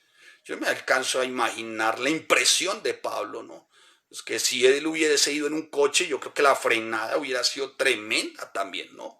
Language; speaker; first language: Spanish; native; Spanish